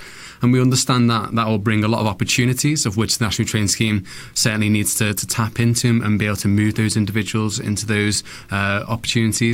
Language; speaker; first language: English; native; English